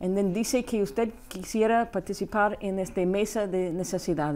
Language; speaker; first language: Spanish; non-native, fluent; English